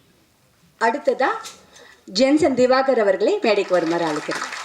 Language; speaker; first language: Tamil; native; Tamil